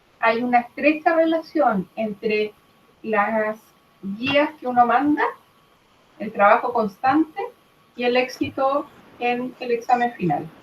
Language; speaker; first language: Spanish; native; Spanish